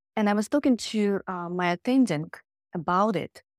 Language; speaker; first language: English; non-native, fluent; Russian